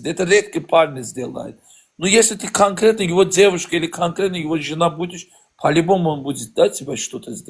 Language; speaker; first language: Russian; non-native, learner; Azerbaijani